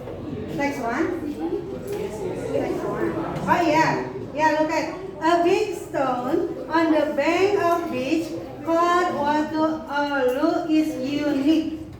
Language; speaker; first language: English; non-native, fluent; Indonesian